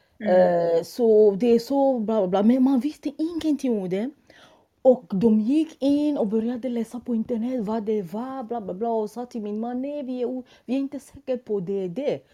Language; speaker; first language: Swedish; non-native, fluent; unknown